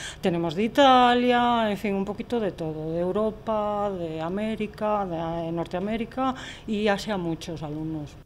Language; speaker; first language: Spanish; native; Spanish